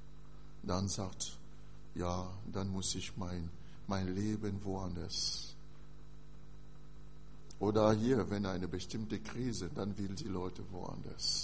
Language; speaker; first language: German; non-native, fluent; French